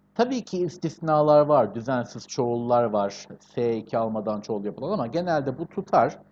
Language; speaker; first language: Turkish; native; Turkish